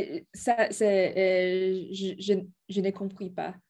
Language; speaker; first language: French; non-native, learner; Spanish